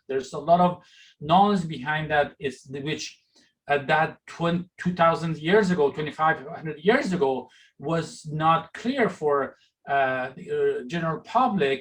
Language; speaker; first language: English; non-native, fluent; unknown